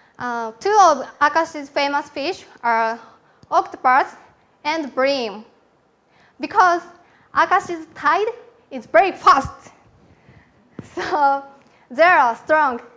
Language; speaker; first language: English; non-native, learner; Japanese